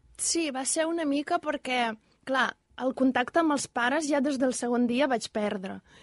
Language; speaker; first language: Catalan; non-native, fluent; Ukrainian